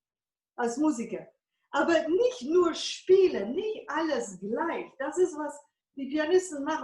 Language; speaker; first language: German; non-native, fluent; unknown